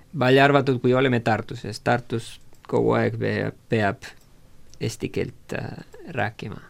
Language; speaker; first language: Estonian; non-native, fluent; Spanish